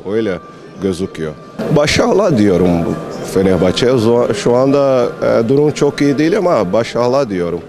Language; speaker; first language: Turkish; non-native, learner; Portuguese